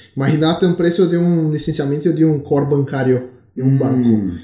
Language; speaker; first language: Spanish; non-native, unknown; Portuguese